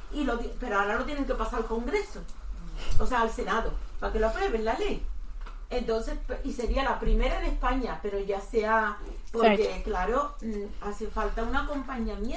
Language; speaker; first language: Spanish; native; Spanish